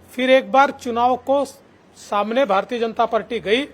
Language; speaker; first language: Hindi; non-native, local second language; Marathi